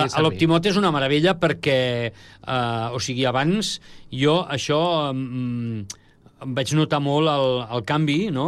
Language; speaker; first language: Catalan; native; Catalan